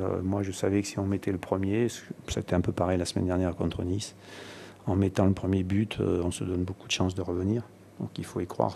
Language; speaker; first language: French; native; French